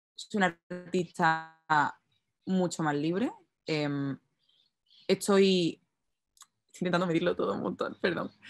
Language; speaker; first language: Spanish; native; Spanish